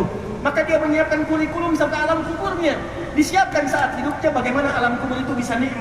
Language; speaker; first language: Indonesian; native; Indonesian